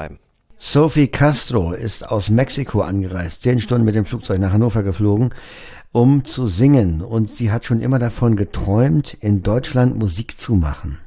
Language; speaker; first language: German; native; German